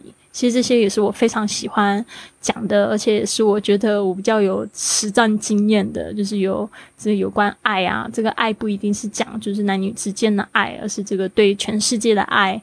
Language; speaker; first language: Chinese; native; Chinese